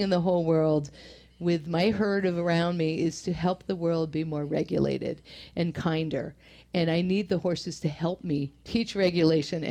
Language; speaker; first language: English; native; English